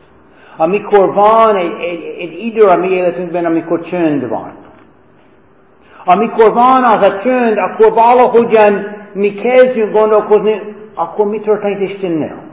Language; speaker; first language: Hungarian; non-native, fluent; English